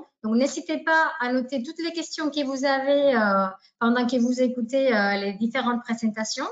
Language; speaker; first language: French; native; French